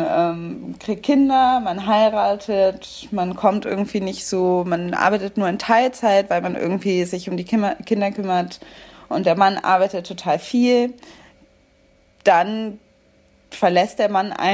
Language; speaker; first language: German; native; German